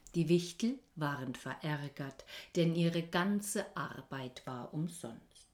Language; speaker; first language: German; native; German